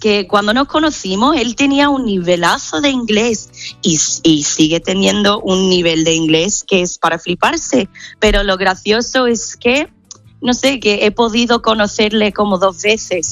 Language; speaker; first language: Spanish; non-native, fluent; English